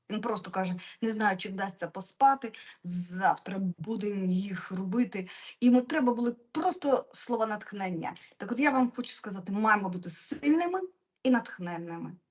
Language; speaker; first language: Ukrainian; non-native, local second language; Russian